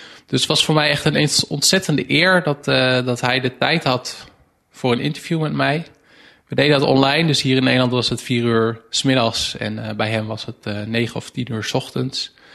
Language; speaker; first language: Dutch; native; Dutch